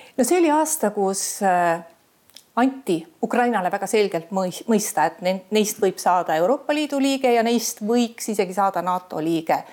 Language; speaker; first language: Estonian; native; Estonian